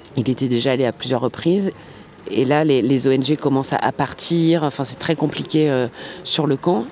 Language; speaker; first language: French; native; French